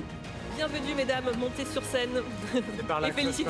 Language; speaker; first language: French; native; French